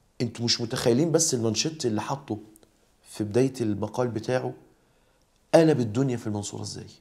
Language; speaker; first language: Arabic; native; Arabic